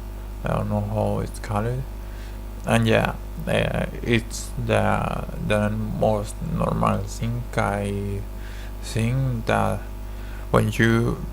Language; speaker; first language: English; non-native, learner; Spanish